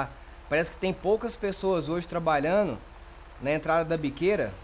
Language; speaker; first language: Portuguese; native; Portuguese